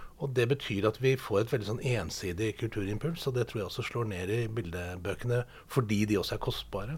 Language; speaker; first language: Norwegian; native; Norwegian